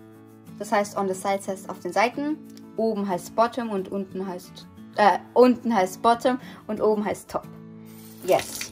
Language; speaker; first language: German; native; German